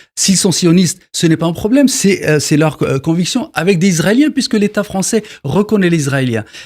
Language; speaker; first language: French; non-native, local second language; Arabic